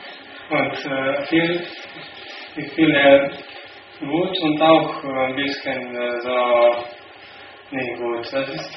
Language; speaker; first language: German; non-native, learner; Slovenian